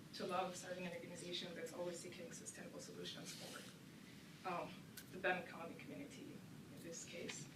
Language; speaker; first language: English; non-native, local second language; Kinyarwanda